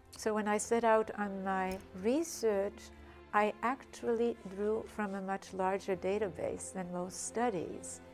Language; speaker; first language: English; early bilingual, other home language; German